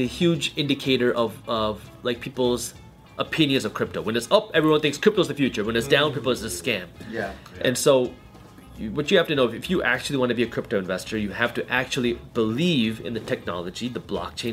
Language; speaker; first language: English; early bilingual, other home language; Punjabi